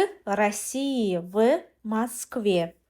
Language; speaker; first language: Russian; non-native, learner; Azerbaijani